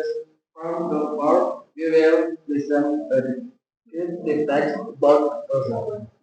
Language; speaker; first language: English; non-native, learner; Indonesian